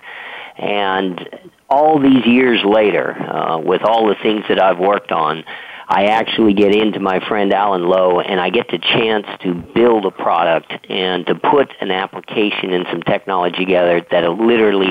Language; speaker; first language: English; native; English